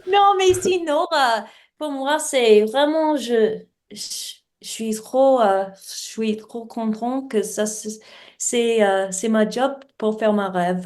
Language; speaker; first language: French; non-native, learner; English